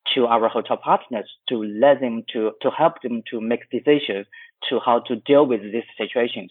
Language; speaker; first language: English; non-native, fluent; Chinese